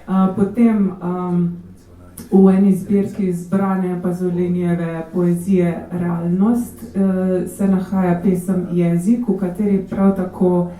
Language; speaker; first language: Slovenian; native; Slovenian